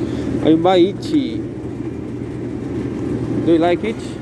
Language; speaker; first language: English; non-native, learner; Portuguese